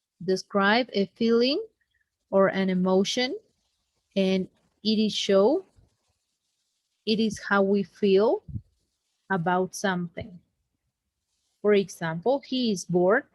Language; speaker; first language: English; non-native, fluent; Spanish